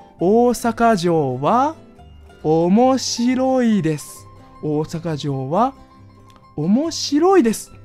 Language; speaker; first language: Japanese; non-native, fluent; Chinese